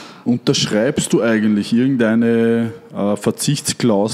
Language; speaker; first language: German; native; German